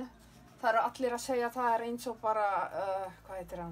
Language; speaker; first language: Icelandic; non-native, learner; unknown